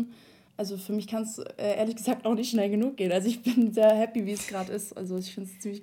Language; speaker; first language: German; native; German